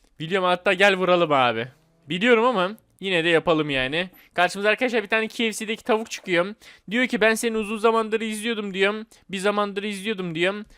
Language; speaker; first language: Turkish; native; Turkish